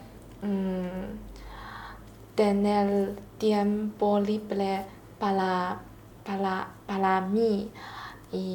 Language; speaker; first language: Spanish; non-native, learner; Chinese